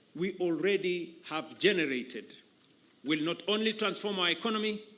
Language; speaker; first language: English; non-native, local second language; Kalenjin